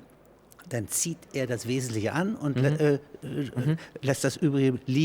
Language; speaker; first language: German; native; German